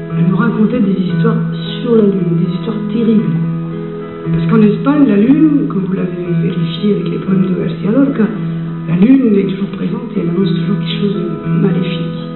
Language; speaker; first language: French; early bilingual, other home language; Spanish